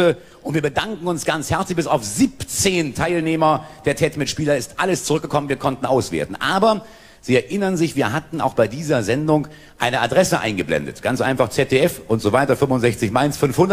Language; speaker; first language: German; native; German